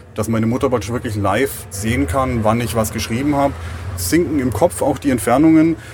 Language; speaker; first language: German; native; German